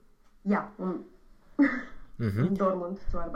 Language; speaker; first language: German; non-native, learner; Romanian